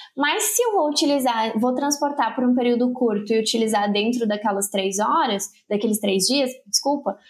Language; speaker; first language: Portuguese; native; Portuguese